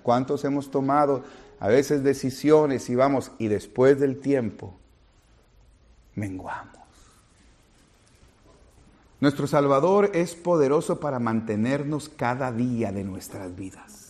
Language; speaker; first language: Spanish; native; Spanish